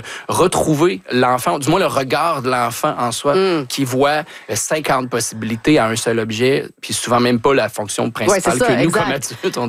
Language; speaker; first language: French; native; French